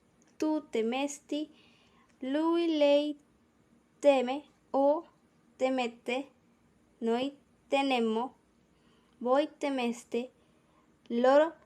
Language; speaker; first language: Italian; non-native, learner; Spanish